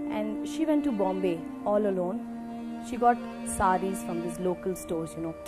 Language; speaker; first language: English; non-native, local second language; Telugu